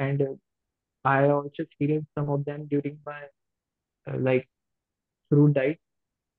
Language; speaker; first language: English; non-native, local second language; Hindi